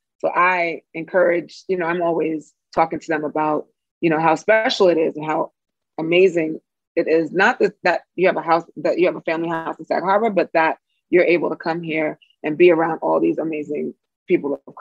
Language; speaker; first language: English; native; English